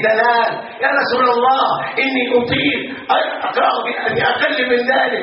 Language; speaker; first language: Arabic; native; Arabic